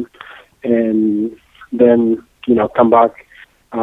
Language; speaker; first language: English; non-native, fluent; Spanish